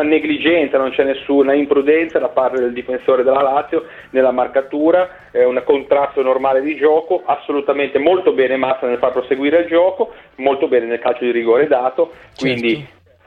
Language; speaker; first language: Italian; native; Italian